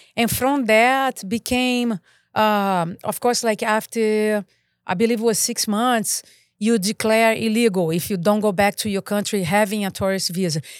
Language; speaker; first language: English; non-native, fluent; Portuguese